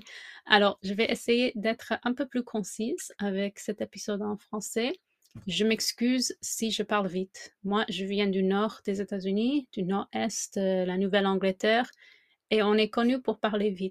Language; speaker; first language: French; non-native, fluent; English